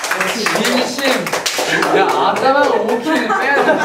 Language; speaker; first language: Japanese; non-native, learner; Korean